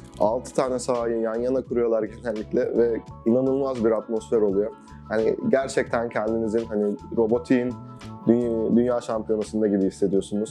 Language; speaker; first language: Turkish; native; Turkish